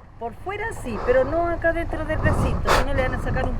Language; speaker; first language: Spanish; native; Spanish